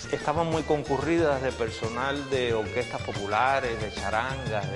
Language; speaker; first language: Spanish; native; Spanish